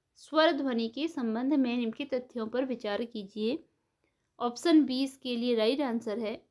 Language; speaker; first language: Hindi; native; Hindi